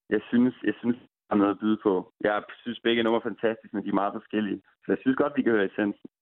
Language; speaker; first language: Danish; native; Danish